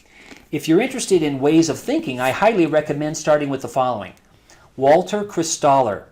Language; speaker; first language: English; native; English